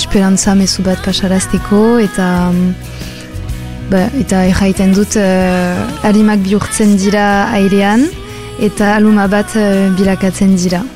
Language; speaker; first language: Basque; non-native, local second language; French